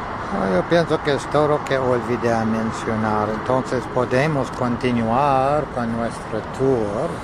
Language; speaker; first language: Spanish; non-native, learner; English